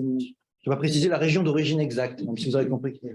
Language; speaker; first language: French; native; French